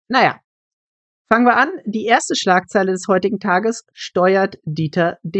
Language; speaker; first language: German; native; German